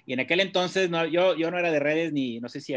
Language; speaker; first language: Spanish; native; Spanish